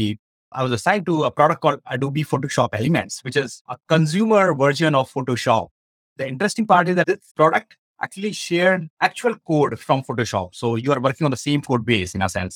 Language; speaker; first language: English; non-native, local second language; Hindi